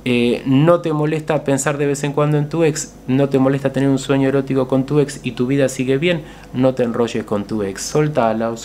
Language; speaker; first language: Spanish; native; Spanish